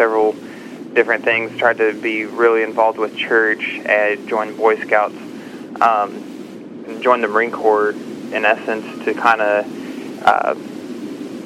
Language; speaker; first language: English; native; English